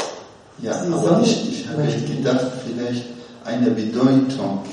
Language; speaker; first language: German; non-native, learner; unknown